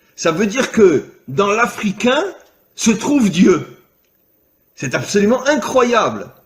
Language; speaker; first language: French; native; French